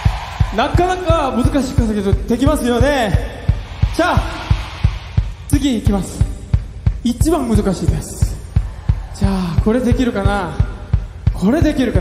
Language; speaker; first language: Japanese; non-native, fluent; Korean